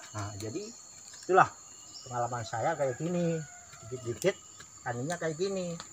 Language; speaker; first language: Indonesian; non-native, local second language; Javanese